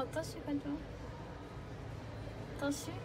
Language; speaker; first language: Korean; non-native, learner; Russian